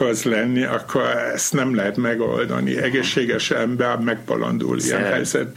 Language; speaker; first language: Hungarian; non-native, fluent; German